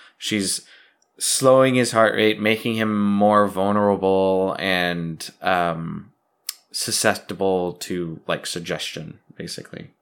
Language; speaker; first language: English; native; English